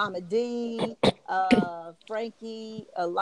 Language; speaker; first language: English; native; English